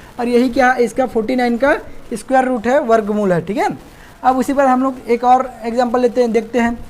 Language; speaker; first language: Hindi; native; Hindi